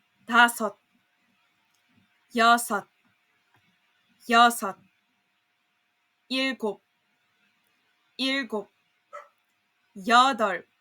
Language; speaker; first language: Korean; non-native, fluent; Serbian